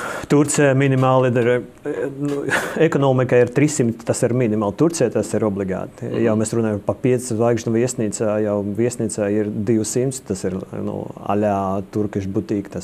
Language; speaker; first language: Latvian; non-native, local second language; Russian